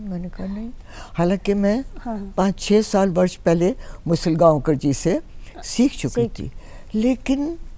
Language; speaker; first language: Hindi; native; Hindi